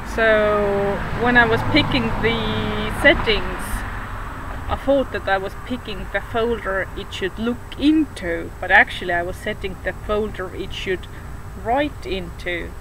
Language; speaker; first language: English; non-native, fluent; Estonian